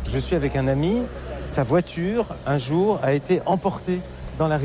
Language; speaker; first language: French; native; French